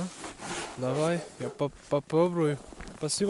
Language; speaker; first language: Russian; non-native, learner; French